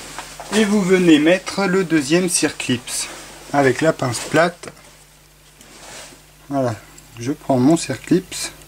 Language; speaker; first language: French; native; French